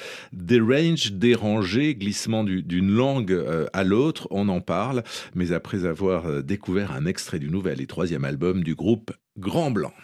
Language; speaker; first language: French; native; French